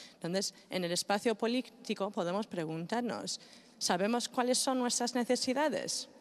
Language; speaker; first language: Spanish; non-native, fluent; Greek